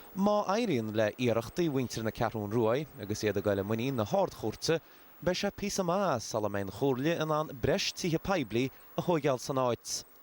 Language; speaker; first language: Irish; native; Irish